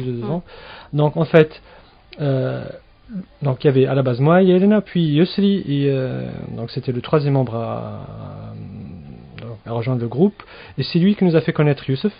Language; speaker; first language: French; non-native, local second language; Arabic